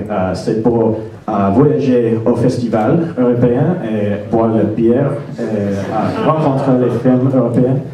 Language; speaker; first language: French; non-native, learner; English